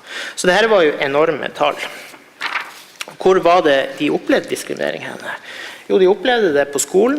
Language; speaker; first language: Norwegian; native; Norwegian